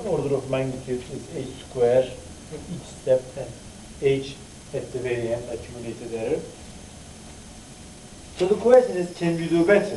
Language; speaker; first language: English; non-native, fluent; Turkish